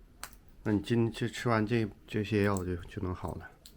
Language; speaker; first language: Chinese; native; Chinese